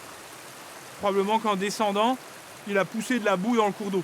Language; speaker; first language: French; native; French